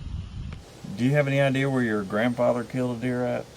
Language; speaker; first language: English; native; English